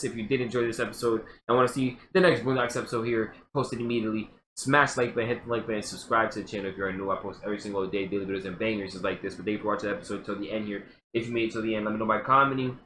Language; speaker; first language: English; native; English